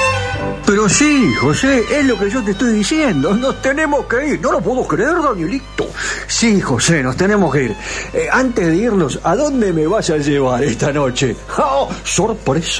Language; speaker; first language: Spanish; native; Spanish